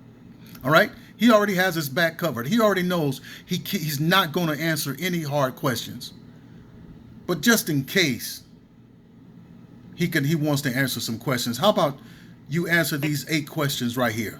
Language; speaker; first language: English; native; English